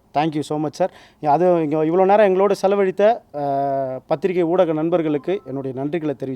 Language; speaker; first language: Tamil; native; Tamil